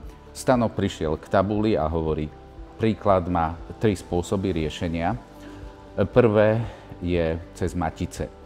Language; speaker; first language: Slovak; native; Slovak